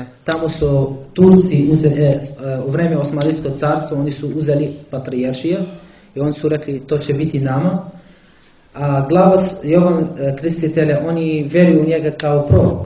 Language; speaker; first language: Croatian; non-native, learner; Arabic